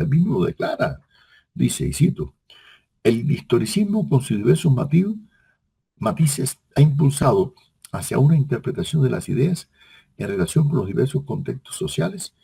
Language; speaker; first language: Spanish; native; Spanish